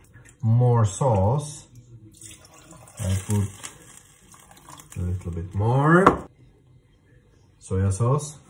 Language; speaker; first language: English; non-native, fluent; Czech